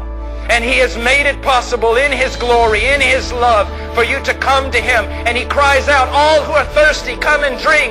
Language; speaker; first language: English; native; English